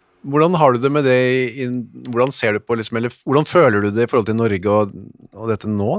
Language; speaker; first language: Norwegian; native; Norwegian